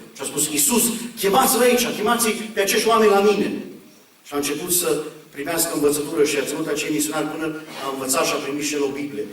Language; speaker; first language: Romanian; early bilingual, heritage; Romanian